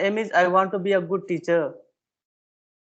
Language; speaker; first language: English; non-native, learner; Hindi